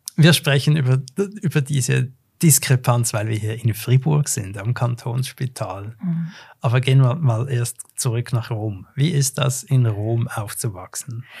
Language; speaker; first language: German; native; German